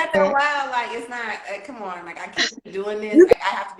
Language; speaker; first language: English; native; English